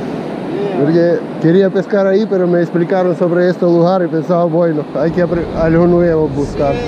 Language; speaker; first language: Spanish; non-native, fluent; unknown